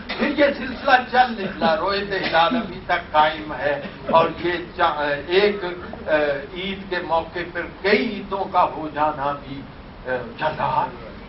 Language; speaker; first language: Urdu; non-native, local second language; Punjabi